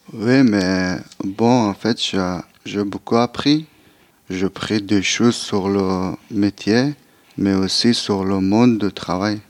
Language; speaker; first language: French; non-native, learner; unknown